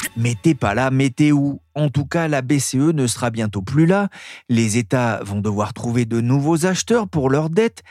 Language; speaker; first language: French; native; French